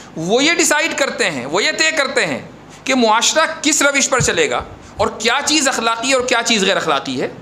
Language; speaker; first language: Urdu; native; Urdu